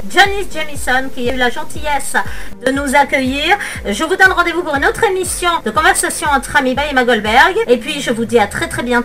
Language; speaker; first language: French; native; French